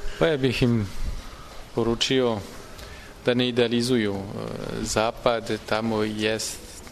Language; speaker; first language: Serbian; non-native, fluent; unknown